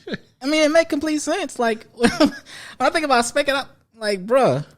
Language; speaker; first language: English; native; English